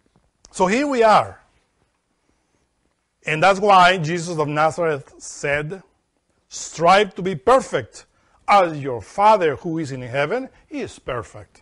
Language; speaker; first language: English; non-native, fluent; Spanish